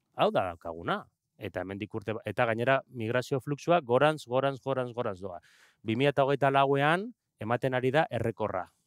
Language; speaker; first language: Basque; non-native, local second language; Spanish